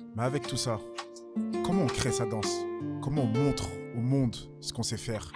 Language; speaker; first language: French; native; French